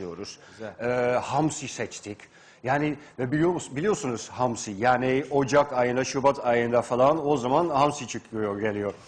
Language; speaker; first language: Turkish; non-native, fluent; Dutch